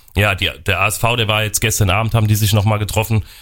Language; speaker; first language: German; native; German